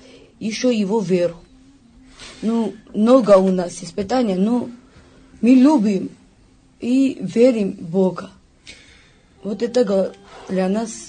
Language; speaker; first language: Russian; non-native, fluent; Georgian